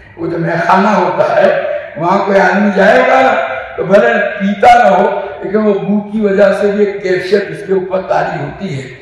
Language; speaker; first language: Urdu; non-native, local second language; Gujarati